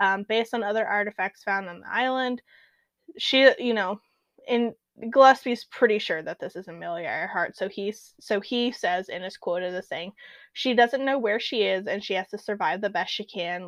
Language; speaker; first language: English; native; English